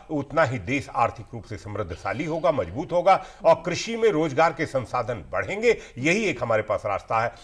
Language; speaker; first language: Hindi; native; Hindi